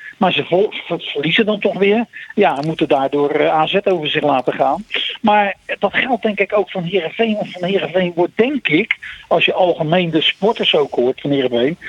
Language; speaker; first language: Dutch; native; Dutch